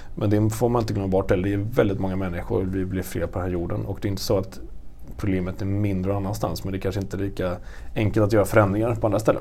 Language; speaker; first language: Swedish; native; Swedish